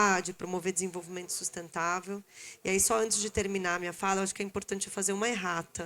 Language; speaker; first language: Portuguese; native; Portuguese